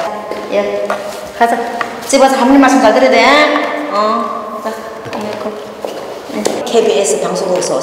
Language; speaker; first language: Korean; early bilingual, heritage; Korean